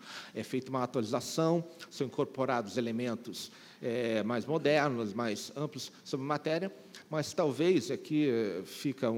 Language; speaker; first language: Portuguese; native; Portuguese